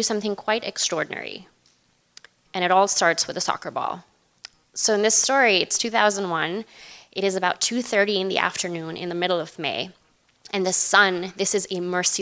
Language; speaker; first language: English; non-native, local second language; Urdu